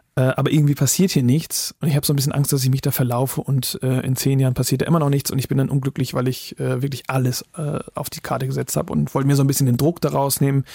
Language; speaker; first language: German; native; German